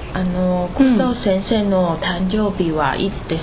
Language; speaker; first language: Japanese; non-native, learner; Chinese